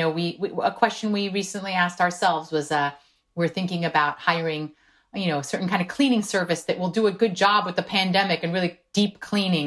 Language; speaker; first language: English; non-native, fluent; Korean